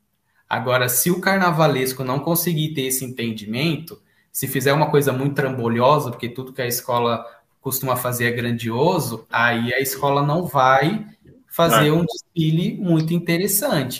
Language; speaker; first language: Portuguese; native; Portuguese